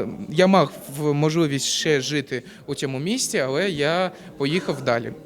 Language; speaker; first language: Ukrainian; non-native, local second language; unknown